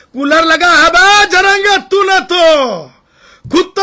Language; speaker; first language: Hindi; non-native, local second language; Marathi